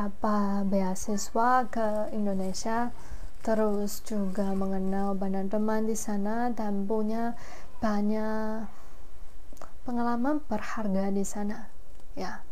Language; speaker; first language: Indonesian; non-native, fluent; Chinese